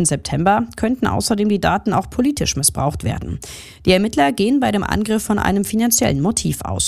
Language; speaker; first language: German; native; German